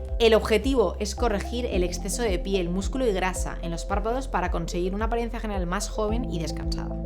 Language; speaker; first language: Spanish; native; Spanish